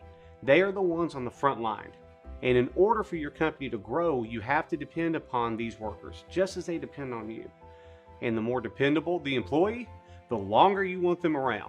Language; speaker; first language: English; native; English